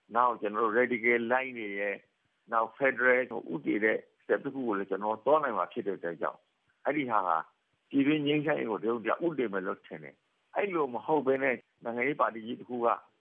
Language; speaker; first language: Burmese; native; Burmese